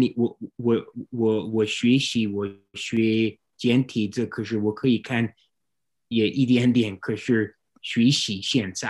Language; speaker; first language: Chinese; non-native, learner; English